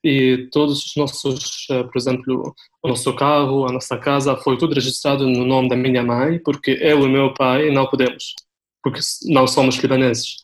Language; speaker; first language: Portuguese; non-native, fluent; Arabic